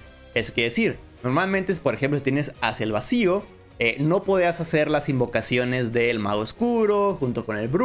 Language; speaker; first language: Spanish; native; Spanish